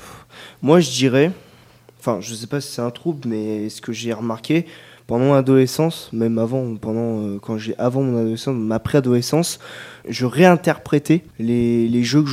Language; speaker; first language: French; native; French